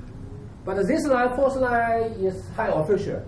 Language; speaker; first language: English; non-native, learner; Chinese